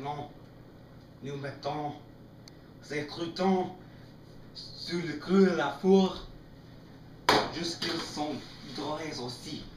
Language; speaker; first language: French; non-native, learner; English